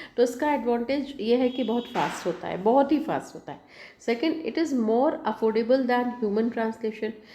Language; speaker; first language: Hindi; native; Hindi